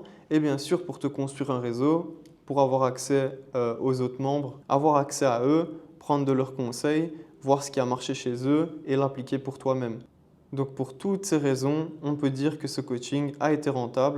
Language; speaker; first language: French; native; French